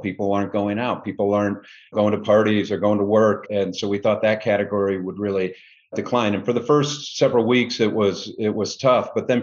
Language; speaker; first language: English; native; English